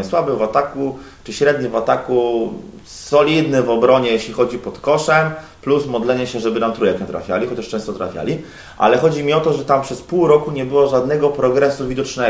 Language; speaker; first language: Polish; native; Polish